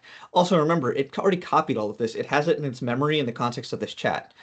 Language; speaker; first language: English; native; English